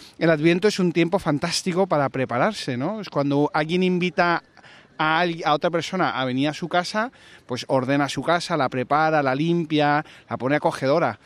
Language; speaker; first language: Spanish; native; Spanish